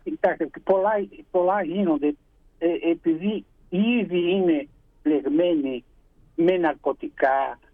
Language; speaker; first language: Greek; early bilingual, heritage; Greek